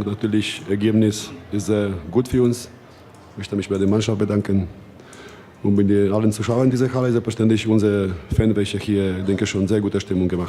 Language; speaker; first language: German; non-native, fluent; Polish